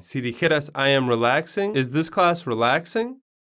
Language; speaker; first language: English; native; English